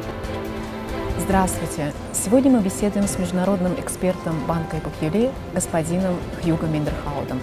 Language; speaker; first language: Russian; native; Russian